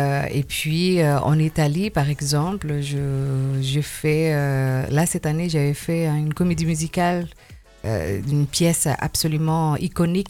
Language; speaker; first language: French; non-native, fluent; Indonesian